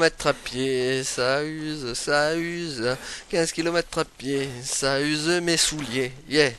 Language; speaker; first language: French; native; French